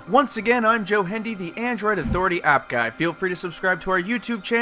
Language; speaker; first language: English; native; English